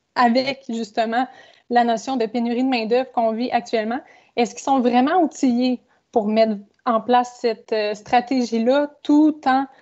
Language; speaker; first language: French; native; French